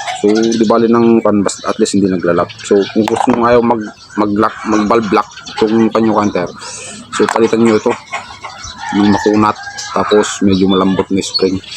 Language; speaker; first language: Filipino; non-native, local second language; Iloko